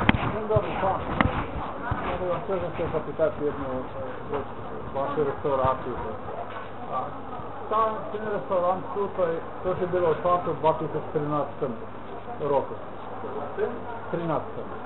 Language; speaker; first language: Polish; non-native, learner; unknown